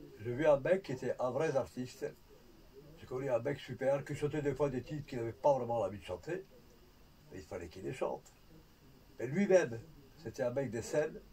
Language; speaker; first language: French; non-native, fluent; Italian